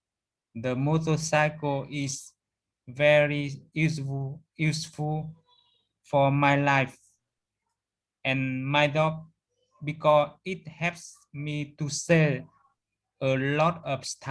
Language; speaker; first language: English; non-native, learner; Vietnamese